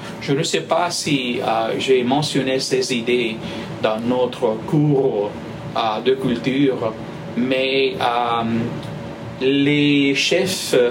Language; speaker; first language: French; non-native, fluent; Spanish